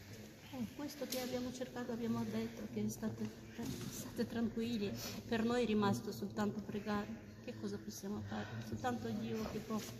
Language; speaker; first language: Italian; non-native, fluent; Ukrainian